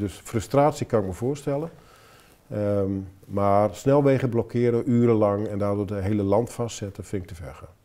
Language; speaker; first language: Dutch; native; Dutch